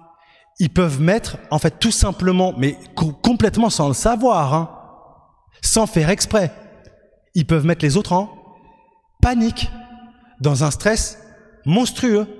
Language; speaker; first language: French; native; French